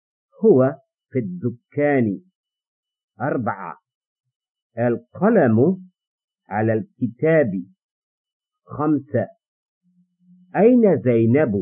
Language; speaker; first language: Arabic; non-native, fluent; English